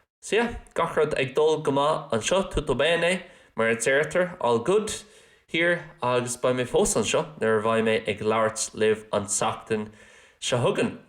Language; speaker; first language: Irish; non-native, local second language; English